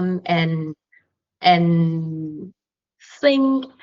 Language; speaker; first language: English; non-native, learner; Vietnamese